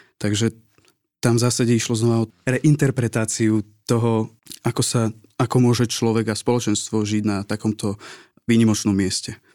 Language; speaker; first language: Slovak; native; Slovak